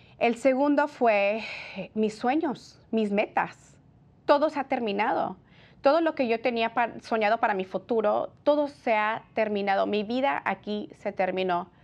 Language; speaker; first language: Spanish; early bilingual, heritage; Spanish